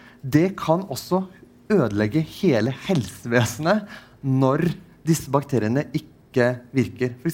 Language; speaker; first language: Norwegian; non-native, fluent; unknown